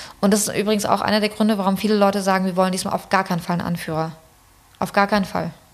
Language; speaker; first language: German; early bilingual, other home language; Persian